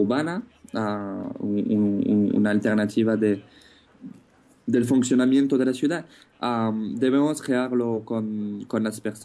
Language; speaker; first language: Spanish; non-native, fluent; French